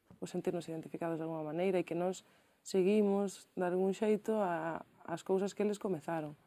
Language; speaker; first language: Galician; early bilingual, other home language; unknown